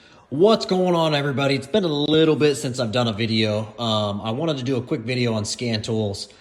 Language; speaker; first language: English; native; English